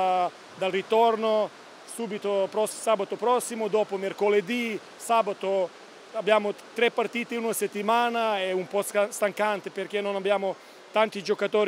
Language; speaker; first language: Italian; non-native, learner; Serbian